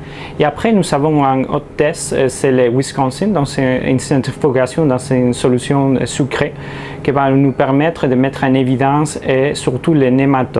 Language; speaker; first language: French; non-native, fluent; Spanish